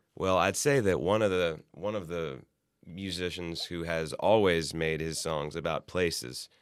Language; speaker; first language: English; native; English